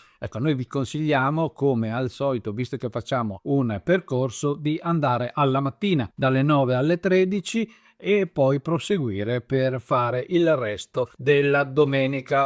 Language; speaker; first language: Italian; native; Italian